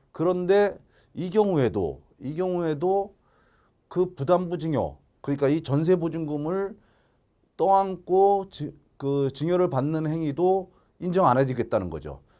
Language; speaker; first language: Korean; native; Korean